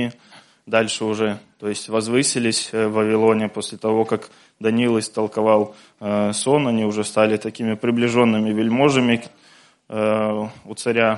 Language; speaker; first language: Russian; native; Russian